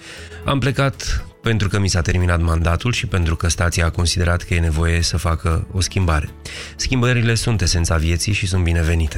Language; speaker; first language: Romanian; native; Romanian